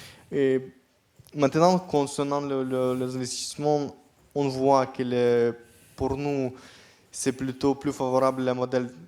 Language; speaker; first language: French; non-native, fluent; Ukrainian